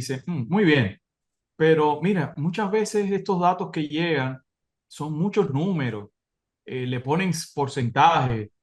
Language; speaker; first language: Spanish; native; Spanish